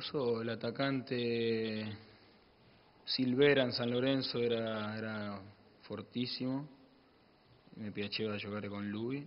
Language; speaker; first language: Italian; non-native, learner; Spanish